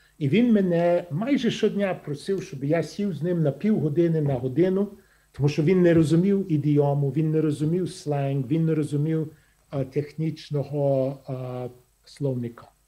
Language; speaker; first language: Ukrainian; early bilingual, heritage; Ukrainian